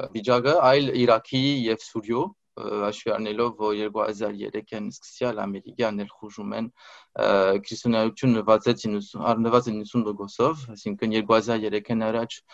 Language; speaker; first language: Armenian; early bilingual, heritage; Armenian